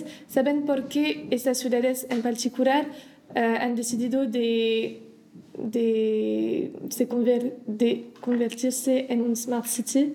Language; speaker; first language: Spanish; non-native, learner; French